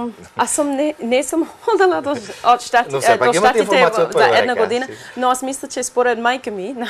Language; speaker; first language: Bulgarian; non-native, learner; English